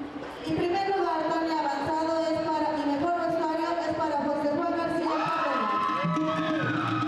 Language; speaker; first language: Spanish; native; Spanish